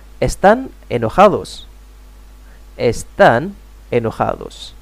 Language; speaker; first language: Spanish; non-native, fluent; Indonesian